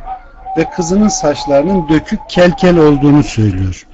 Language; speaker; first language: Turkish; native; Turkish